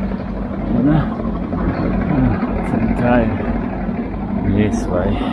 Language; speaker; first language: German; native; German